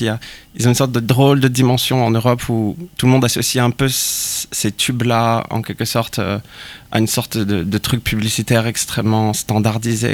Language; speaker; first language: French; native; French